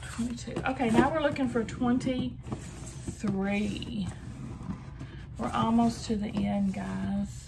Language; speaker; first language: English; native; English